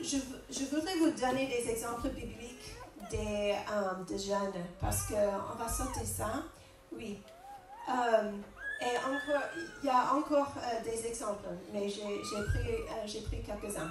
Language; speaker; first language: French; non-native, fluent; English